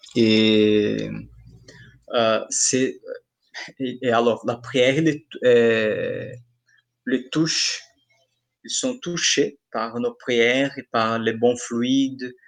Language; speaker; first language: French; non-native, fluent; Portuguese